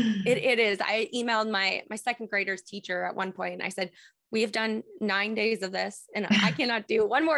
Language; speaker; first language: English; native; English